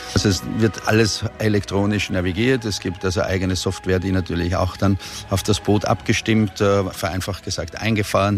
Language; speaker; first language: German; native; German